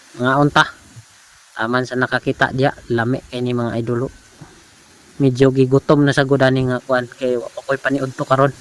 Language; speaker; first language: Cebuano; non-native, local second language; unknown